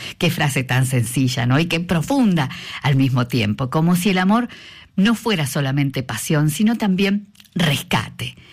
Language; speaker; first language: Spanish; native; Spanish